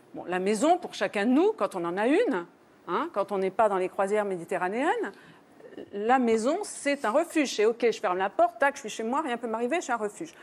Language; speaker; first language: French; native; French